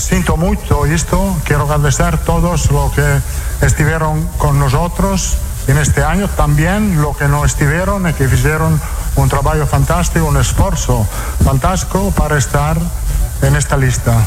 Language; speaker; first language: Portuguese; non-native, fluent; Italian